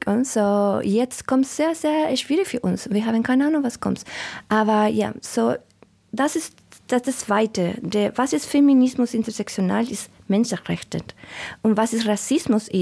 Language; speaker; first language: German; non-native, learner; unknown